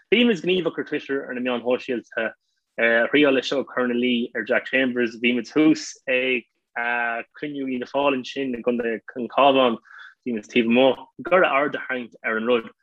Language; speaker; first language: Irish; non-native, local second language; English